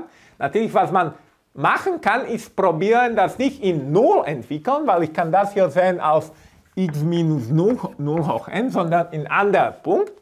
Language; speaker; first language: German; non-native, fluent; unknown